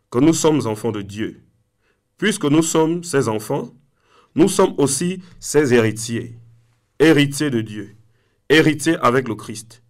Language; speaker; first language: French; non-native, local second language; Fang